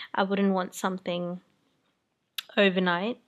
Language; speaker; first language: English; native; English